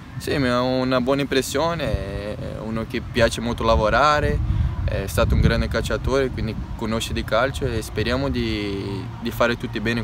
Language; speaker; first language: Italian; non-native, fluent; Portuguese